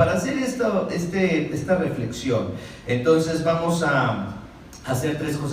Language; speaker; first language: Spanish; native; Spanish